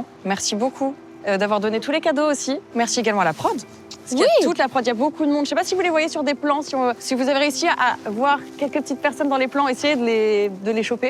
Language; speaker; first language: French; native; French